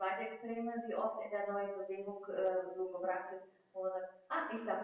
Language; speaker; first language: German; non-native, fluent; Russian